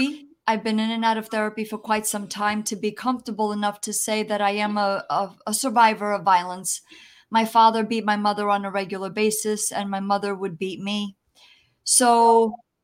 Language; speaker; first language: English; early bilingual, other home language; Italian